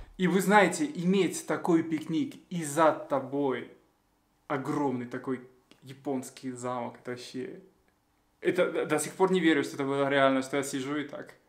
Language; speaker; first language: Russian; non-native, fluent; Spanish